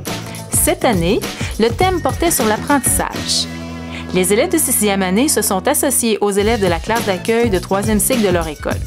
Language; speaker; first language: French; native; French